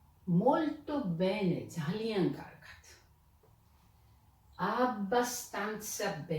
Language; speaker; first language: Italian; non-native, fluent; Georgian